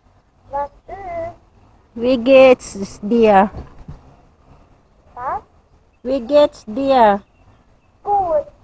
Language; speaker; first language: German; non-native, learner; Filipino